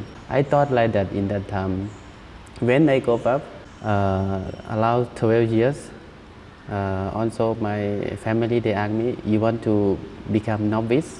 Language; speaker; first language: English; non-native, learner; Thai